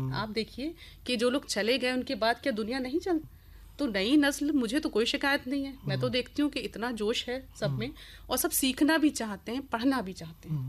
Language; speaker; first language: Urdu; native; Urdu